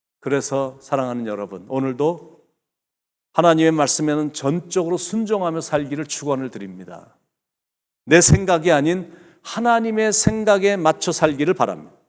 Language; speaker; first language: Korean; native; Korean